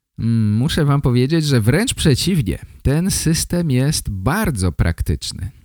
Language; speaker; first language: Polish; native; Polish